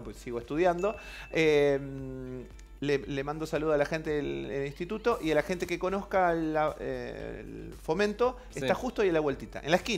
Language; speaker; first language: Spanish; native; Spanish